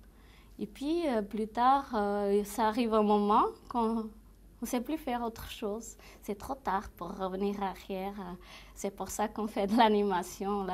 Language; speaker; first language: French; non-native, fluent; Portuguese